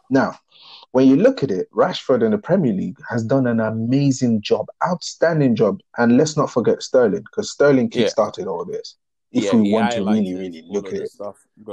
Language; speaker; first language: English; non-native, local second language; Yoruba